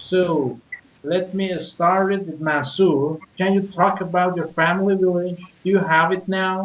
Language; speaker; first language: English; non-native, learner; Persian